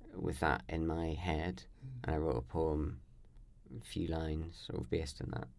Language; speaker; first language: English; native; English